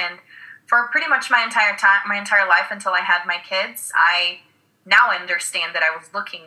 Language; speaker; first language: English; non-native, fluent; Portuguese